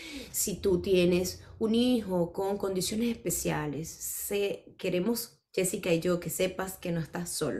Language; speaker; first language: Spanish; native; Spanish